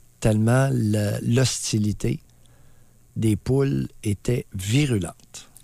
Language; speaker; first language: French; native; French